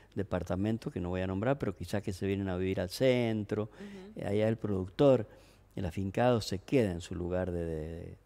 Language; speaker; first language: Spanish; native; Spanish